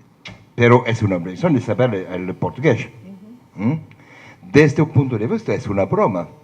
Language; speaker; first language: Spanish; non-native, fluent; French